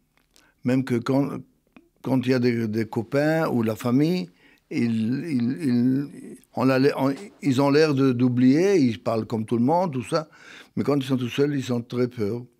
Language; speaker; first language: French; non-native, fluent; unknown